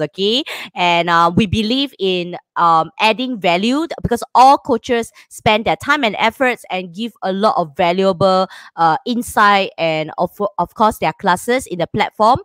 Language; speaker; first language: English; non-native, local second language; Chinese